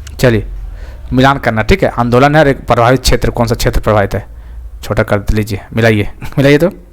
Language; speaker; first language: Hindi; native; Hindi